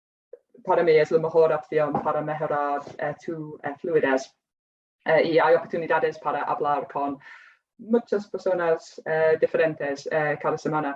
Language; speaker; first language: Spanish; non-native, fluent; English